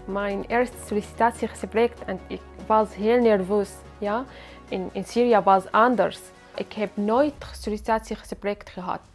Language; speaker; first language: Dutch; non-native, learner; Arabic